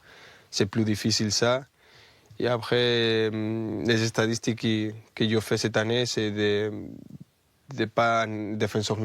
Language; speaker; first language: French; non-native, fluent; Spanish